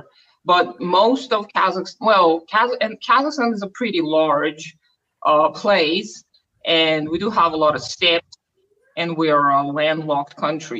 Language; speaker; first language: English; non-native, fluent; Russian